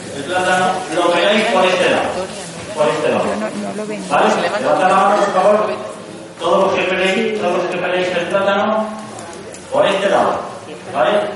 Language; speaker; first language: Spanish; native; Spanish